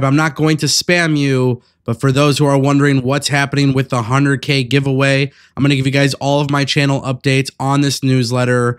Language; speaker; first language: English; native; English